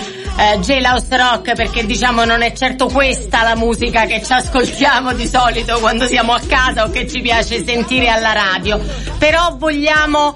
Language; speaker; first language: Italian; native; Italian